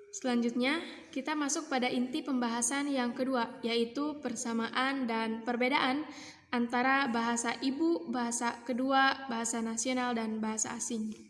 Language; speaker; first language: Indonesian; non-native, local second language; Sundanese